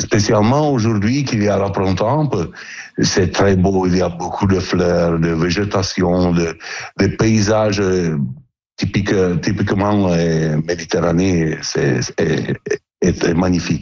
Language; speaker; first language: French; non-native, learner; Italian